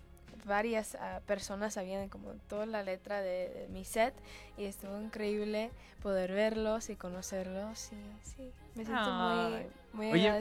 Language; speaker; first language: Spanish; early bilingual, heritage; Spanish